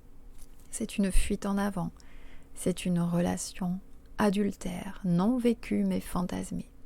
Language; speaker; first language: French; native; French